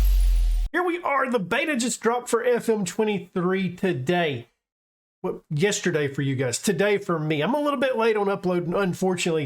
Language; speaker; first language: English; native; English